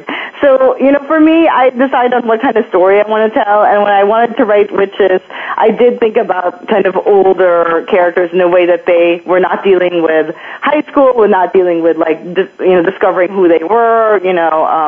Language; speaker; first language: English; non-native, local second language; Filipino